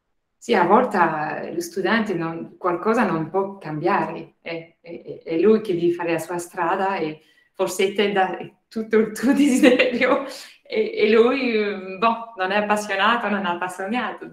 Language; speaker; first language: Italian; non-native, fluent; French